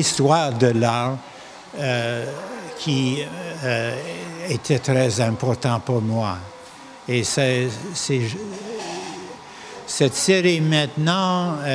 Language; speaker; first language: French; non-native, local second language; English